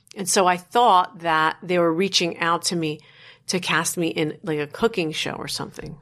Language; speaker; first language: English; native; English